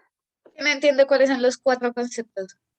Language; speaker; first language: Spanish; native; Spanish